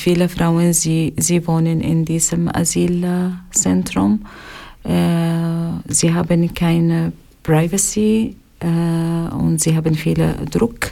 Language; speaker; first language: German; non-native, learner; Arabic